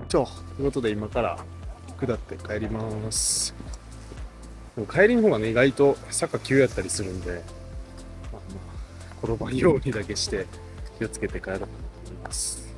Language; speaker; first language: Japanese; native; Japanese